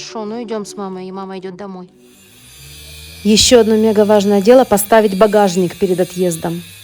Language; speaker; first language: Russian; native; Russian